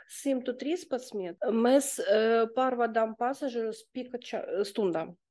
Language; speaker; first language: Latvian; non-native, local second language; Russian